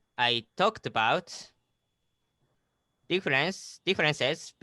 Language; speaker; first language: English; non-native, learner; Japanese